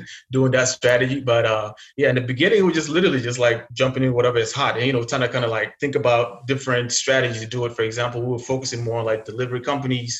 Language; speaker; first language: English; non-native, fluent; Arabic